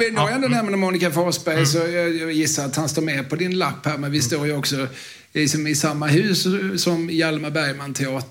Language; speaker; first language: Swedish; native; Swedish